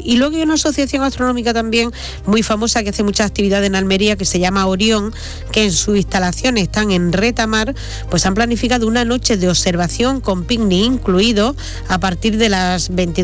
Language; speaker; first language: Spanish; native; Spanish